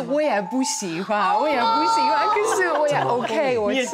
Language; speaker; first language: Chinese; non-native, learner; Hungarian